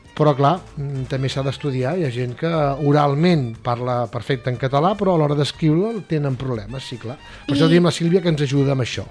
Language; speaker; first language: Catalan; native; Catalan